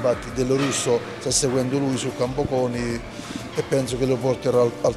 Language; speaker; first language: Italian; native; Italian